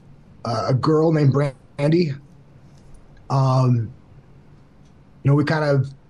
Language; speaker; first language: English; native; English